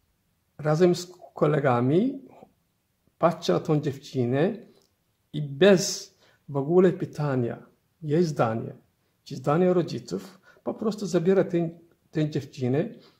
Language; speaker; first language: Polish; non-native, fluent; Somali